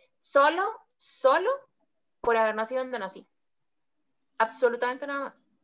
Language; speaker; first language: Spanish; native; Spanish